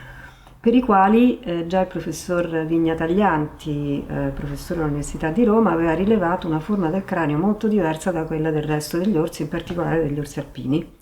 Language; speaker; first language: Italian; native; Italian